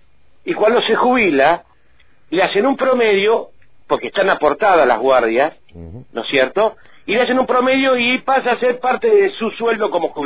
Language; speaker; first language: Spanish; native; Spanish